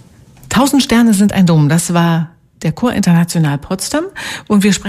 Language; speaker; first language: German; native; German